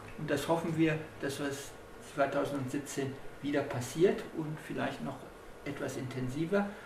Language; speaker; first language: German; native; German